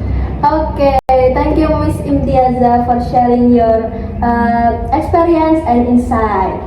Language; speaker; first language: English; non-native, learner; Indonesian